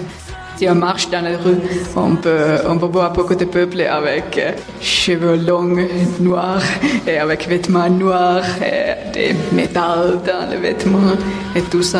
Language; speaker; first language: French; non-native, fluent; Finnish